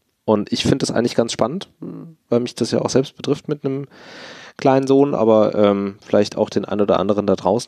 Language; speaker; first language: German; native; German